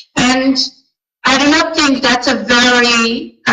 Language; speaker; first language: English; non-native, fluent; Dutch